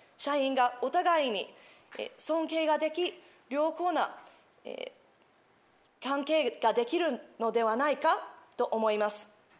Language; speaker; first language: Japanese; non-native, fluent; English